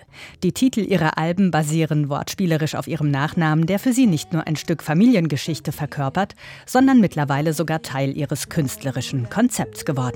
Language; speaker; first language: German; native; German